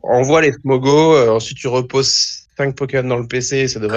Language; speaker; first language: French; native; French